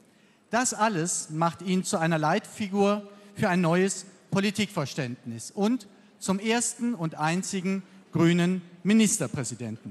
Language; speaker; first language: German; native; German